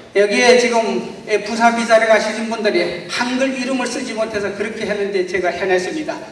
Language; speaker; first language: Korean; native; Korean